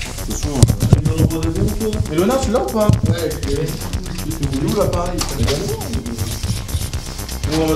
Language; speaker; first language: French; native; French